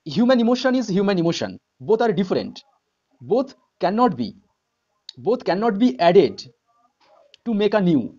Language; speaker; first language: English; non-native, local second language; Bangla